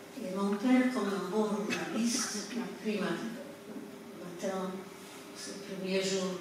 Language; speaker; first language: French; non-native, fluent; Polish